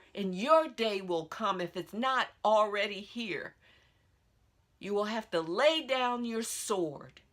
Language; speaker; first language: English; native; English